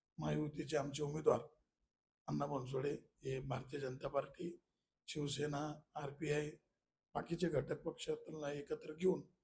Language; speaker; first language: Marathi; non-native, local second language; Malayalam